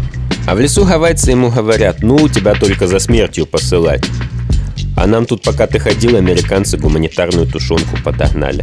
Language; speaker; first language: Russian; native; Russian